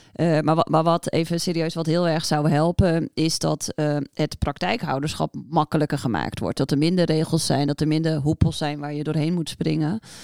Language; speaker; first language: Dutch; native; Dutch